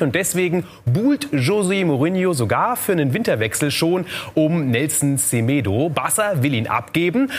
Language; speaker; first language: German; native; German